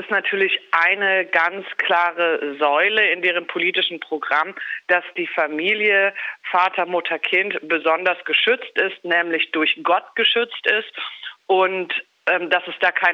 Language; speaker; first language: German; native; German